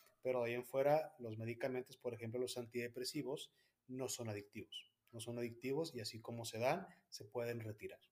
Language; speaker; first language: Spanish; native; Spanish